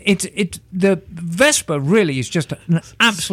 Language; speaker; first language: English; native; English